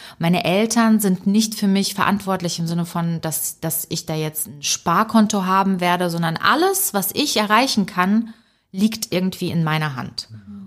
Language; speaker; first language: German; early bilingual, other home language; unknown